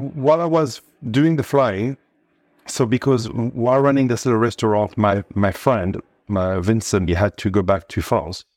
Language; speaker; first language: English; non-native, fluent; French